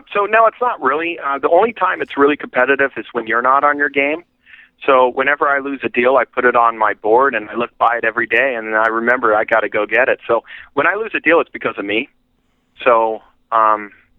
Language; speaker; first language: English; native; English